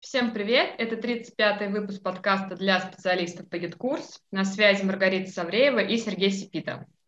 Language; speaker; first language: Russian; native; Russian